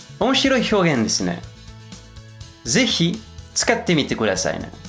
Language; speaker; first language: Japanese; non-native, fluent; French